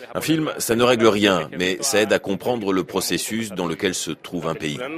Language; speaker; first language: French; non-native, fluent; Spanish